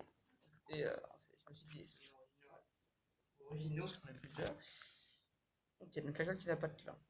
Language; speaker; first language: French; native; French